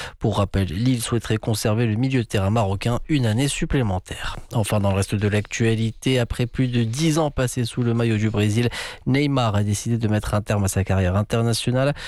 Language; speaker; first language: French; non-native, local second language; Arabic